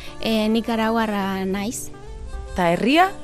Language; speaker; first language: Basque; non-native, learner; Spanish